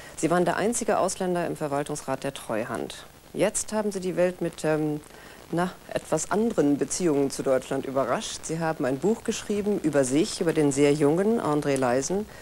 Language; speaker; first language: German; native; German